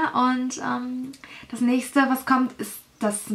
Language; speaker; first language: German; native; German